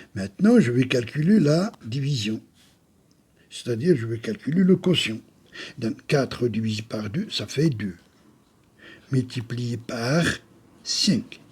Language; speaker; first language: French; non-native, local second language; Arabic